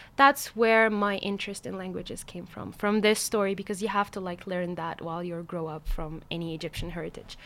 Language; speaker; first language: English; non-native, fluent; Arabic